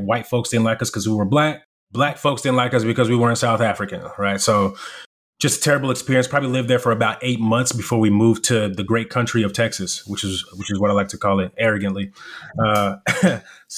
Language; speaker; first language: English; early bilingual, other home language; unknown